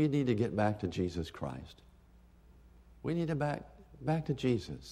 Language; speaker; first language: English; native; English